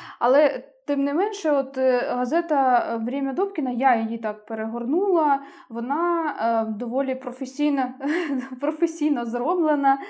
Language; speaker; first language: Ukrainian; native; Ukrainian